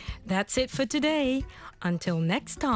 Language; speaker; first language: English; non-native, fluent; French